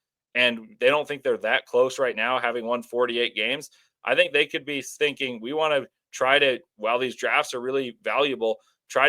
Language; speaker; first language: English; native; English